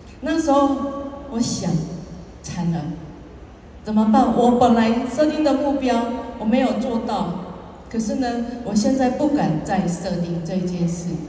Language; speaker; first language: Chinese; non-native, fluent; Korean